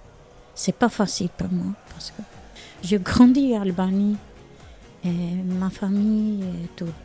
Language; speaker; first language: French; non-native, learner; Albanian